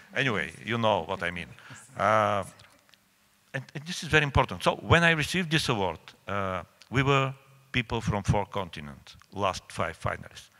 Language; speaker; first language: English; non-native, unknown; Bulgarian